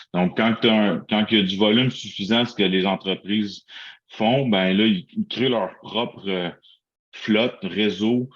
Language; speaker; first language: French; native; French